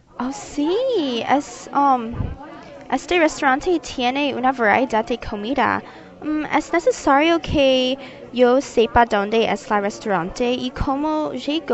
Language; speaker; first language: Spanish; non-native, learner; English